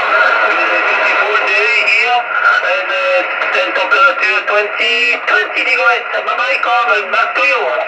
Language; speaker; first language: English; non-native, learner; French